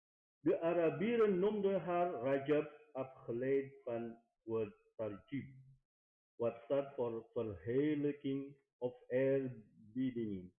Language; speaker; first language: Dutch; non-native, fluent; Indonesian